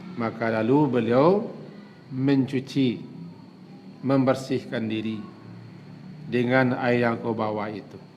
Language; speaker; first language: Malay; non-native, local second language; Minangkabau